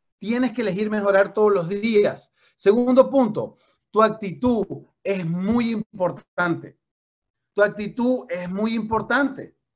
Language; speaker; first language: Spanish; native; Spanish